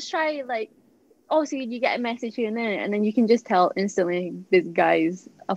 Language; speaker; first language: English; native; English